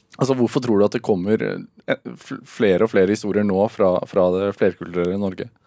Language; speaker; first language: Norwegian; native; Norwegian